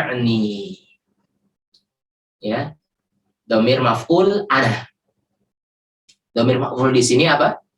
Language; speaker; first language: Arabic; non-native, fluent; Indonesian